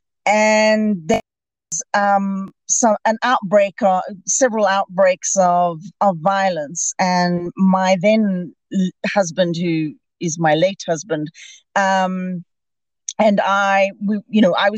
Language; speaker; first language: English; native; English